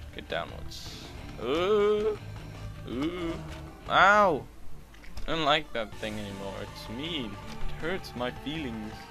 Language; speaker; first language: English; native; English